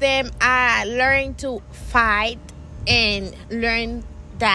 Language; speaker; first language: English; non-native, fluent; Haitian Creole